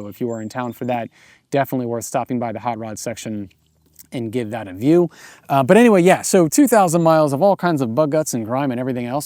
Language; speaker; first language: English; native; English